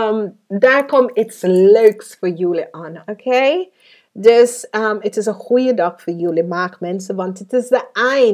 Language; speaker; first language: Dutch; non-native, fluent; English